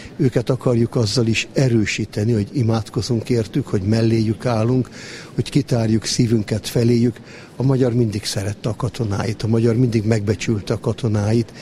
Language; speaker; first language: Hungarian; native; Hungarian